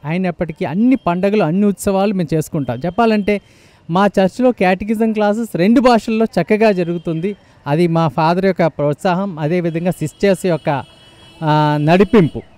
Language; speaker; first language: Telugu; non-native, local second language; Malayalam